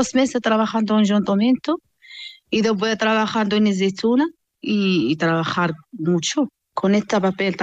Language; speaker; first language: Spanish; non-native, learner; Arabic